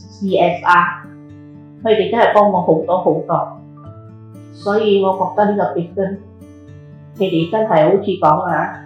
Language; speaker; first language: Cantonese; native; Cantonese